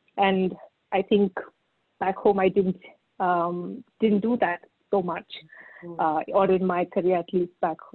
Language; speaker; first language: English; non-native, local second language; Marathi